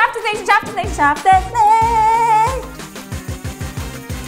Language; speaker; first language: German; native; German